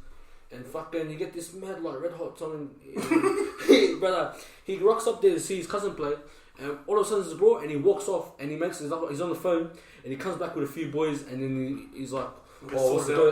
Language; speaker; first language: English; native; English